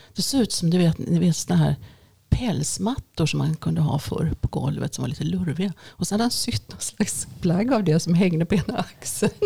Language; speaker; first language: Swedish; early bilingual, other home language; Finnish